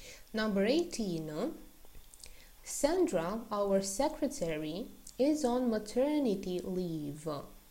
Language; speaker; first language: English; non-native, fluent; Romanian